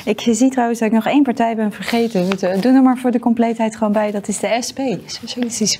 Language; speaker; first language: Dutch; native; Dutch